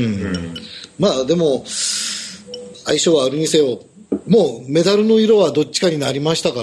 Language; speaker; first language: Japanese; native; Japanese